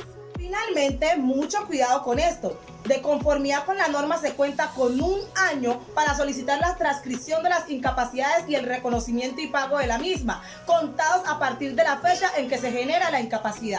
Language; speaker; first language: Spanish; native; Spanish